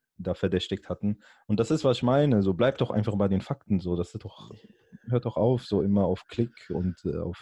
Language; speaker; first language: German; early bilingual, other home language; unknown